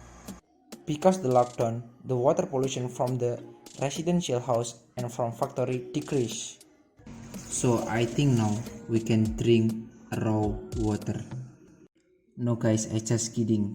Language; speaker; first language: English; non-native, learner; Indonesian